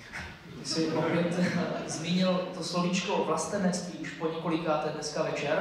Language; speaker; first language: Czech; native; Czech